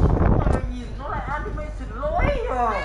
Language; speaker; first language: Vietnamese; native; Vietnamese